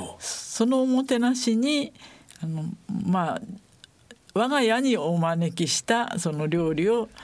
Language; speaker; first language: Japanese; native; Japanese